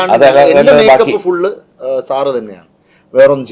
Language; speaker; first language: Malayalam; native; Malayalam